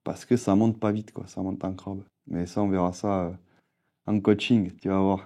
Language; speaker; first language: French; native; French